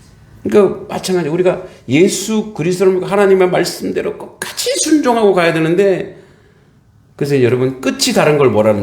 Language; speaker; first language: Korean; native; Korean